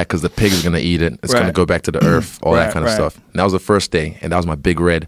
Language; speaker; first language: English; native; English